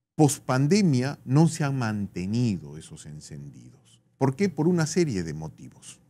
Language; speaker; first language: Spanish; native; Spanish